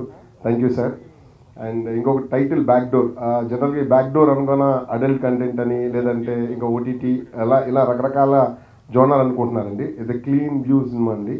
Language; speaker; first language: Telugu; native; Telugu